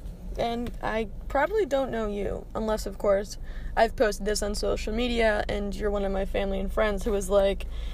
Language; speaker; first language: English; native; English